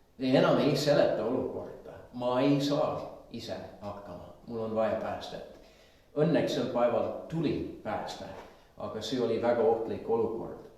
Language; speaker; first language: Estonian; non-native, fluent; English